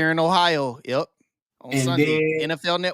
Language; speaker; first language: English; native; English